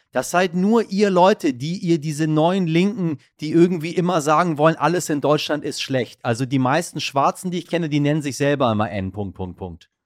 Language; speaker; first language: German; early bilingual, other home language; Persian